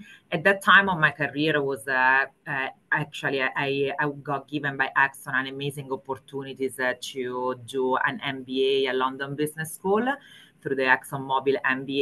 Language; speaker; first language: English; non-native, fluent; Italian